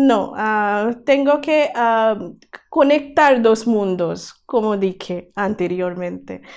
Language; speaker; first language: Spanish; non-native, learner; Bangla